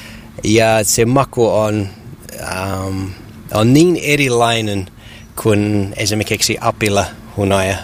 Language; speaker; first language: Finnish; non-native, learner; English